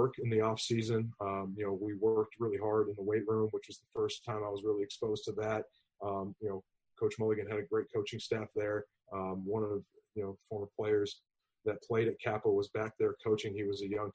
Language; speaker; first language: English; native; English